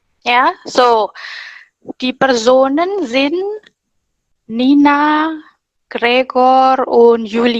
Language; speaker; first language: German; non-native, fluent; Indonesian